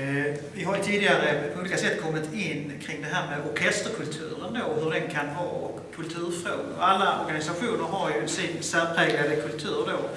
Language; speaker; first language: Swedish; native; Swedish